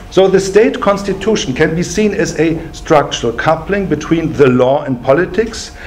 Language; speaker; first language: English; non-native, fluent; German